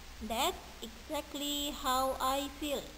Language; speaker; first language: English; non-native, fluent; Indonesian